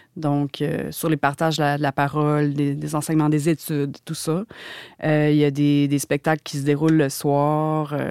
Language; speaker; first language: French; native; French